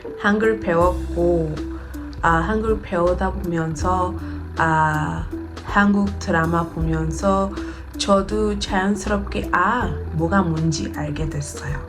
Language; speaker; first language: Korean; non-native, learner; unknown